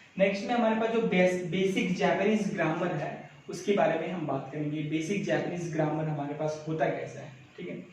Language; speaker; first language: Hindi; native; Hindi